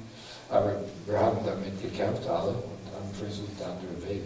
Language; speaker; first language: German; non-native, fluent; English